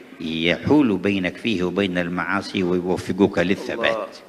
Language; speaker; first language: Arabic; native; Arabic